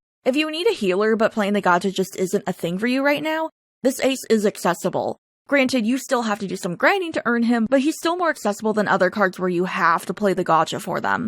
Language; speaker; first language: English; native; English